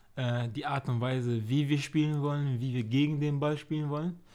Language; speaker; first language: German; native; German